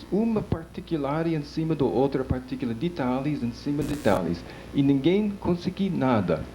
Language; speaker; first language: Portuguese; non-native, fluent; English